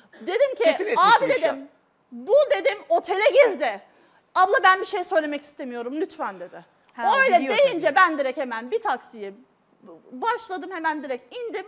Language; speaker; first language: Turkish; native; Turkish